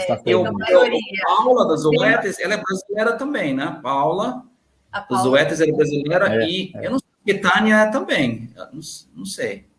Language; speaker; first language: Portuguese; non-native, learner; English